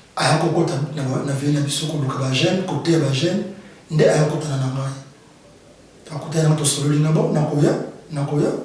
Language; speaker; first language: Lingala; native; Lingala